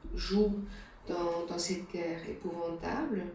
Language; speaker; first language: French; non-native, fluent; German